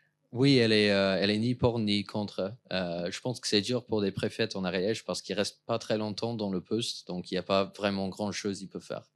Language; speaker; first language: French; non-native, fluent; English